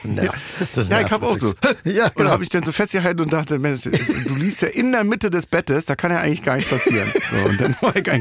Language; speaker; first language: German; native; German